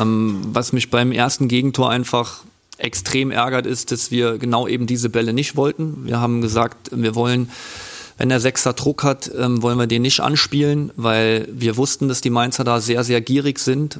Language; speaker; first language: German; native; German